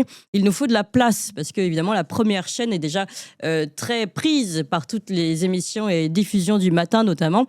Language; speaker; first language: French; native; French